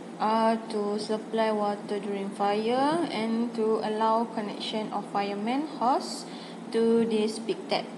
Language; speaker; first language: English; non-native, local second language; Malay